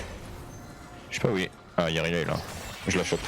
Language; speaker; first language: French; native; French